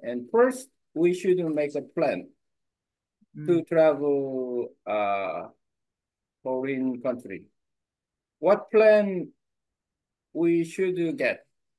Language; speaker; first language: English; non-native, learner; Korean